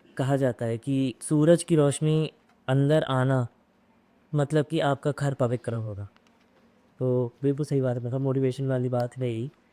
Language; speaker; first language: Hindi; native; Hindi